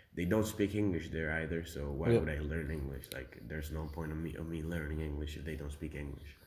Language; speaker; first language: English; early bilingual, other home language; Spanish